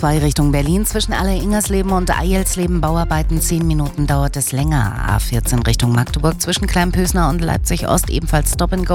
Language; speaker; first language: German; native; German